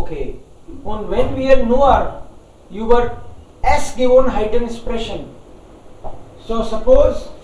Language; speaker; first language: German; non-native, fluent; Hindi